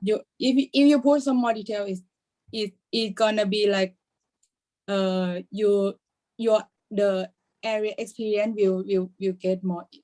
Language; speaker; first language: English; non-native, learner; Thai